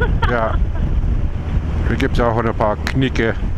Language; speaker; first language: German; non-native, fluent; English